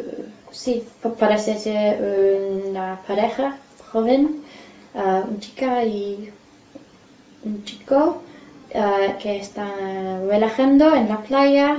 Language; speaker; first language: Spanish; non-native, fluent; English